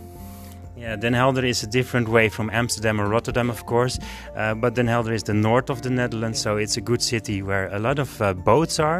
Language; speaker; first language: English; non-native, fluent; Dutch